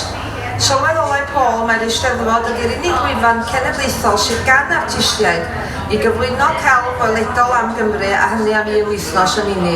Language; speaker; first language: Welsh; native; Welsh